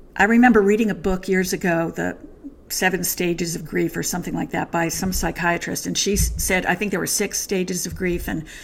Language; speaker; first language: English; native; English